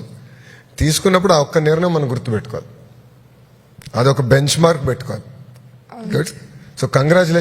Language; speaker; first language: Telugu; native; Telugu